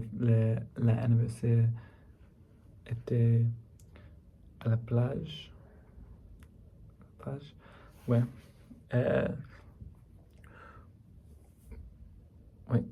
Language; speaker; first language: French; non-native, learner; English